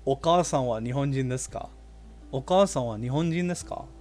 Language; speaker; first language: Japanese; non-native, fluent; English